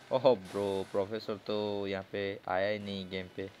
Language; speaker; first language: Hindi; non-native, local second language; Assamese